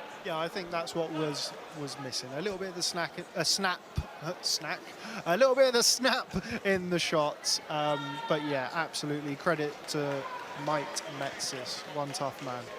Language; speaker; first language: English; native; English